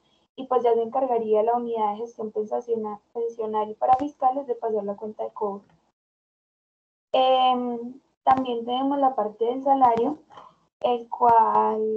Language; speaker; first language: Spanish; native; Spanish